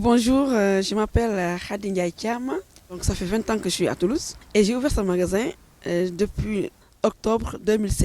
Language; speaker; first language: French; non-native, local second language; Wolof